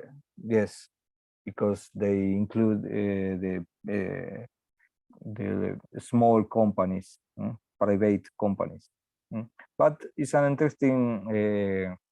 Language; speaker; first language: English; non-native, learner; Spanish